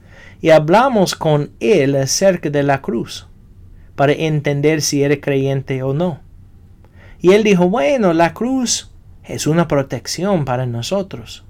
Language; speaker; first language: Spanish; non-native, fluent; English